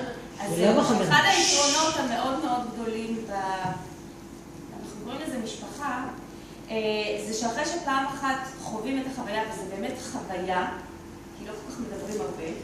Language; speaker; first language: Hebrew; native; Hebrew